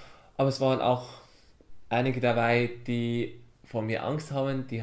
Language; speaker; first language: German; non-native, fluent; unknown